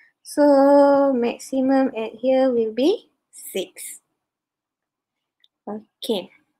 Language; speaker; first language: English; non-native, local second language; Malay